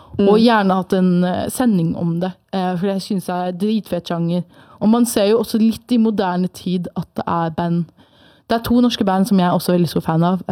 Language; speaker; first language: Norwegian; early bilingual, other home language; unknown